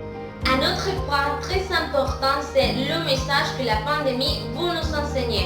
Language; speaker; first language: French; non-native, fluent; Spanish